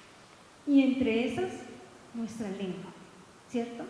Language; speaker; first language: Spanish; native; Spanish